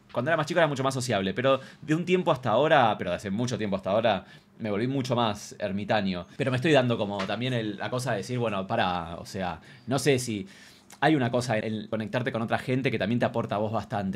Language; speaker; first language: Spanish; native; Spanish